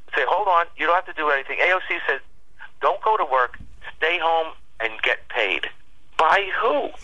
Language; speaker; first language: English; early bilingual, other home language; Spanish